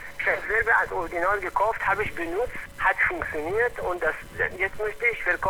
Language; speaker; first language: German; non-native, learner; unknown